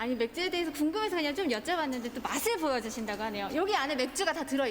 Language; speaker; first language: Korean; native; Korean